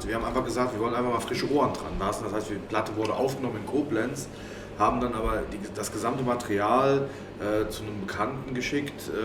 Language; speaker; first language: German; native; German